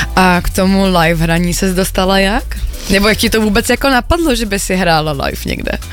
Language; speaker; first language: Czech; native; Czech